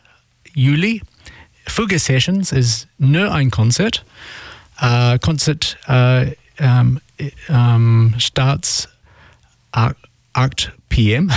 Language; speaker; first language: German; non-native, learner; English